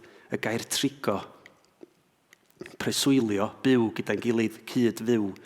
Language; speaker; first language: Welsh; native; Welsh